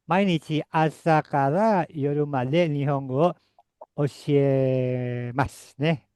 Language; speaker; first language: Japanese; non-native, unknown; Indonesian